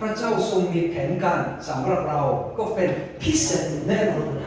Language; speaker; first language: Thai; non-native, fluent; Korean